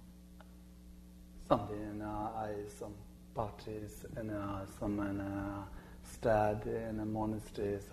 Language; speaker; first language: English; non-native, learner; Chinese